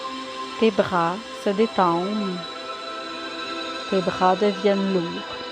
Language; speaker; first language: French; native; French